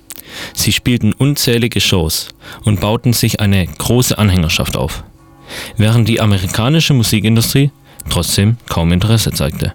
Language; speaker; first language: German; native; German